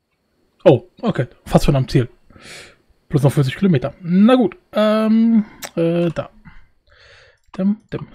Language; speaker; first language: German; native; German